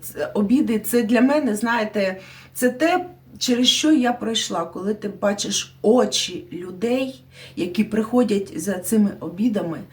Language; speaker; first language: Ukrainian; native; Ukrainian